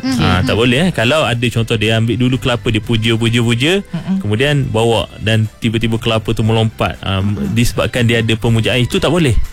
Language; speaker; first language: Malay; native; Malay